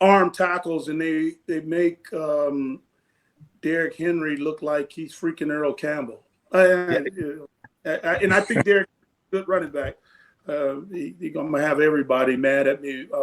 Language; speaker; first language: English; native; English